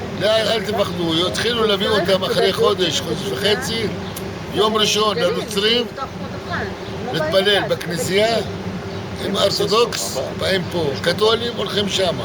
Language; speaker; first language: Hebrew; non-native, local second language; Arabic